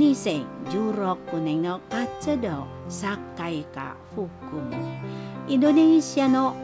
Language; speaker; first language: Japanese; non-native, fluent; Indonesian